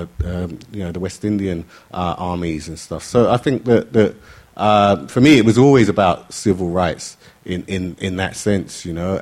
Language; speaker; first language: English; native; English